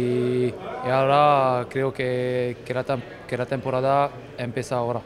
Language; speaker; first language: Spanish; non-native, fluent; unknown